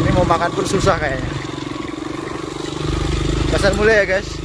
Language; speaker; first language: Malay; non-native, local second language; Javanese